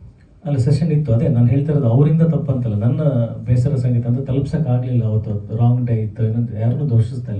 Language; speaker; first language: Kannada; native; Kannada